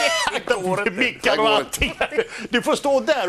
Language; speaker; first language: Swedish; native; Swedish